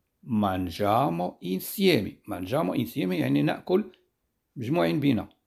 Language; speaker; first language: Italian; non-native, fluent; Arabic